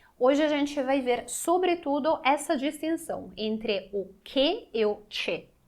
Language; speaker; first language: Portuguese; non-native, fluent; Italian